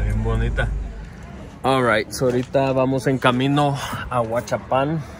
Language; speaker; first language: Spanish; early bilingual, heritage; Spanish